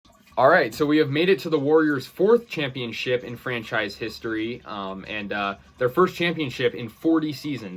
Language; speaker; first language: English; native; English